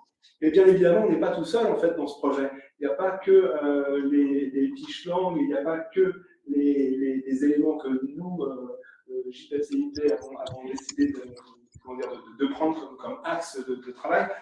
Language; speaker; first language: French; native; French